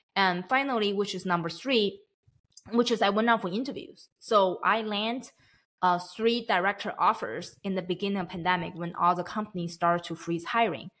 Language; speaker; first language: English; non-native, fluent; Chinese